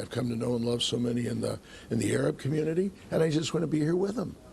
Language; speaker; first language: English; native; English